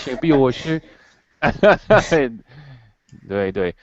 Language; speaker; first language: Chinese; non-native, fluent; English